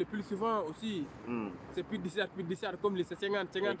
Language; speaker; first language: French; non-native, local second language; Wolof